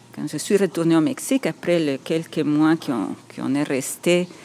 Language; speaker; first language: French; non-native, fluent; Spanish